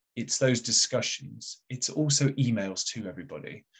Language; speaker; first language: English; native; English